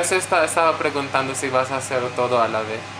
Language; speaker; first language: Spanish; non-native, learner; Filipino